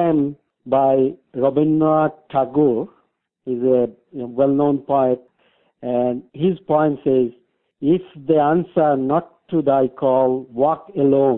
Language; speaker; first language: English; non-native, local second language; Bangla